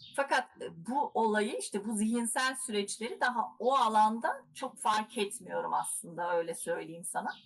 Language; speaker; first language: Turkish; early bilingual, heritage; Turkish